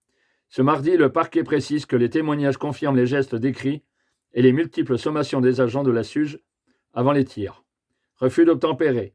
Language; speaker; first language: French; native; French